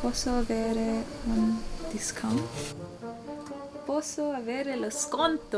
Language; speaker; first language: Italian; non-native, learner; English